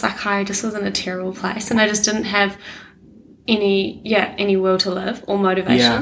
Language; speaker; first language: English; native; English